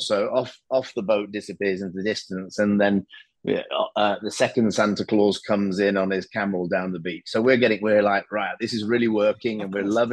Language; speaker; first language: English; native; English